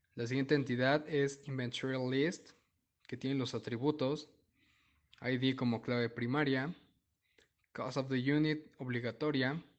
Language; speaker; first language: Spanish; native; Spanish